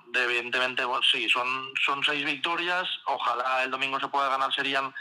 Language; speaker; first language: Spanish; native; Spanish